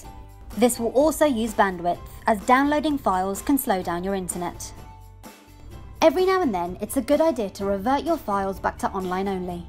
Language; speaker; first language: English; native; English